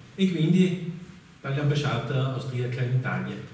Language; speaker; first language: Italian; non-native, fluent; German